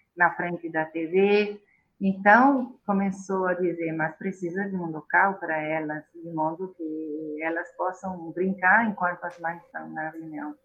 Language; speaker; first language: Portuguese; non-native, fluent; Italian